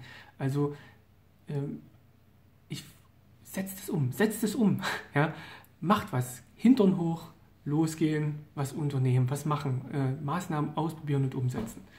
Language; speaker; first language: German; native; German